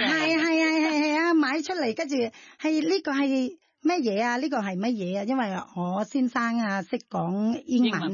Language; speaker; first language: Cantonese; non-native, learner; Thai